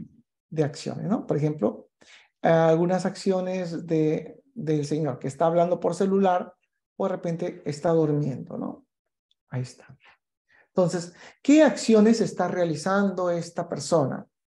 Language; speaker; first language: Spanish; native; Spanish